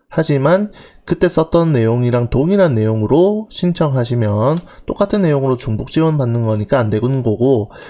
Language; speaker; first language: Korean; native; Korean